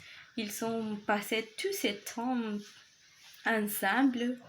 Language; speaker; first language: French; non-native, learner; Spanish